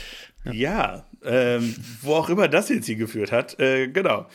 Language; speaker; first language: German; native; German